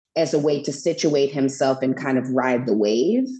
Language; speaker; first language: English; native; English